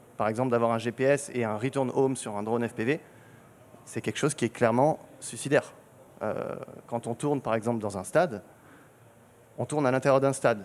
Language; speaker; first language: French; native; French